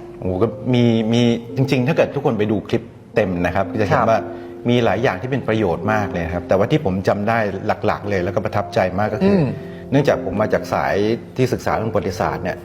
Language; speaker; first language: Thai; native; Thai